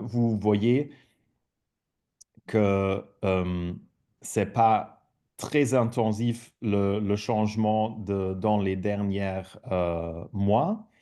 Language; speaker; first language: French; non-native, fluent; German